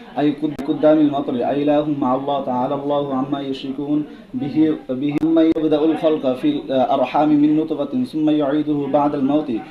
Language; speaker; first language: Arabic; non-native, fluent; Bangla